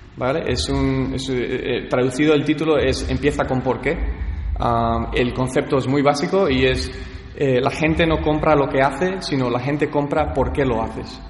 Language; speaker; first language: Spanish; early bilingual, heritage; Spanish